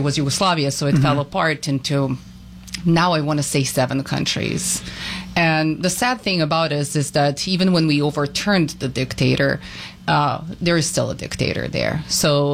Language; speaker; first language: English; non-native, fluent; Serbian